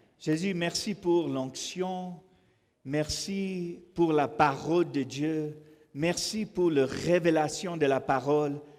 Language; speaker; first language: French; non-native, learner; English